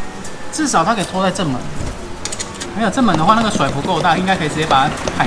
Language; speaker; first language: Chinese; native; Chinese